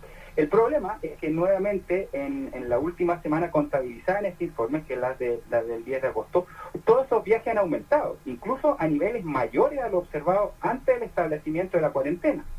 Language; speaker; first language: Spanish; native; Spanish